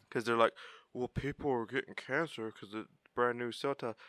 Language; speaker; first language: English; early bilingual, other home language; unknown